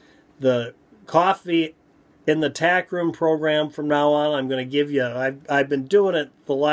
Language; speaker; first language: English; native; English